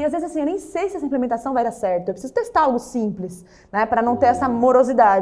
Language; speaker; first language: Portuguese; native; Portuguese